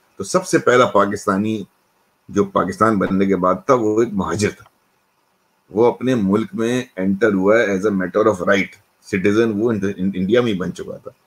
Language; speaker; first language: Urdu; native; Urdu